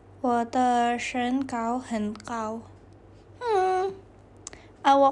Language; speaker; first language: Chinese; non-native, learner; Indonesian